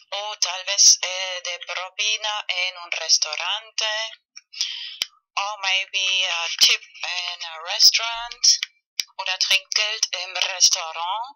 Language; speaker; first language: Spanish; non-native, fluent; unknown